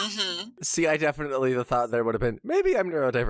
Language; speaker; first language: English; native; English